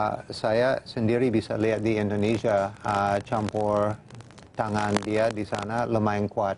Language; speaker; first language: Indonesian; non-native, fluent; English